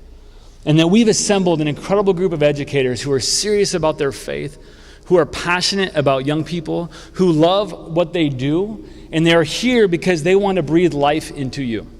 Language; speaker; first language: English; native; English